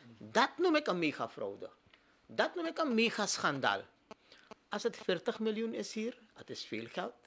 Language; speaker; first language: Dutch; native; Dutch